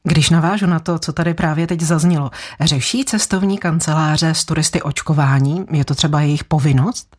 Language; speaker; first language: Czech; native; Czech